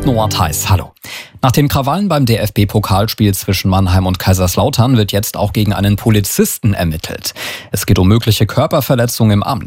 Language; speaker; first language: German; native; German